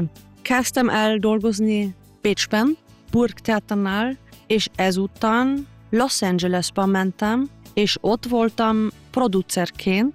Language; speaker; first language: Hungarian; non-native, fluent; German